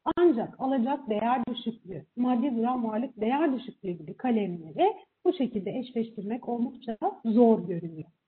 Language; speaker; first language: Turkish; native; Turkish